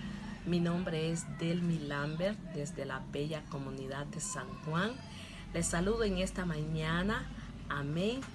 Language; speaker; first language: Spanish; non-native, local second language; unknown